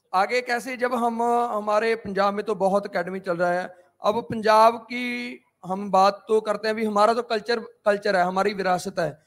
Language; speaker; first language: Hindi; non-native, local second language; Punjabi